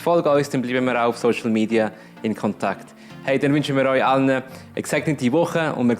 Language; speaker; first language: German; native; German